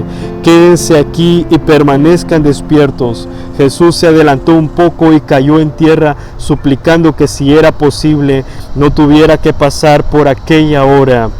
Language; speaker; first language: Spanish; native; Spanish